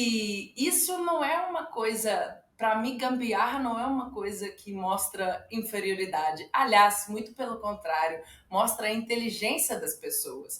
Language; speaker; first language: Portuguese; non-native, fluent; Ukrainian